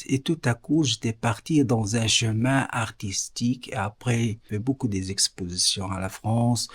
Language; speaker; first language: French; non-native, learner; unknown